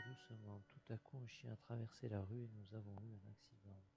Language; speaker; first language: French; non-native, learner; English